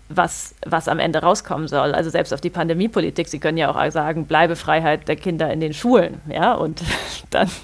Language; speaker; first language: German; native; German